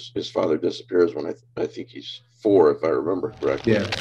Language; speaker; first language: English; native; English